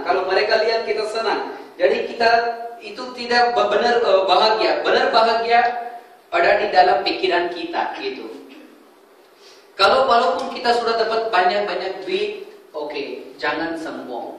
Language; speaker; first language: Indonesian; non-native, fluent; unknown